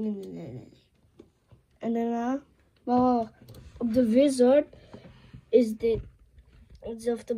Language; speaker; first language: Dutch; early bilingual, heritage; Dutch